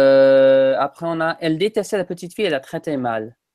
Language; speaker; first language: French; non-native, fluent; English